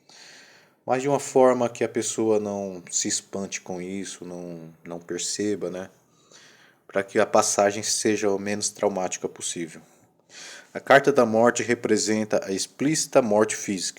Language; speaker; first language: Portuguese; native; Portuguese